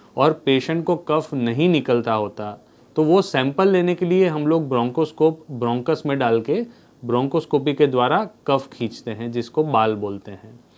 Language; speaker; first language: Hindi; non-native, local second language; Gujarati